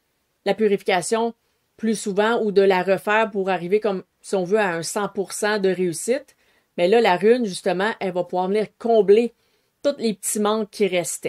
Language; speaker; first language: French; native; French